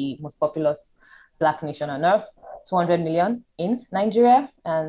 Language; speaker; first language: English; non-native, local second language; Yoruba